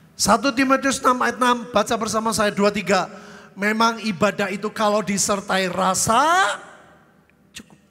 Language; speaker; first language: Indonesian; native; Indonesian